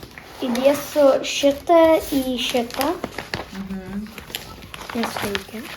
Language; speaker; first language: Lithuanian; early bilingual, heritage; Lithuanian